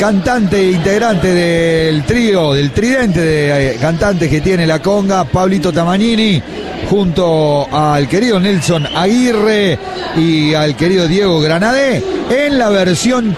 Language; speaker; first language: Spanish; native; Spanish